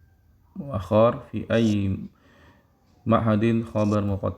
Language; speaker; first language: Arabic; non-native, fluent; Indonesian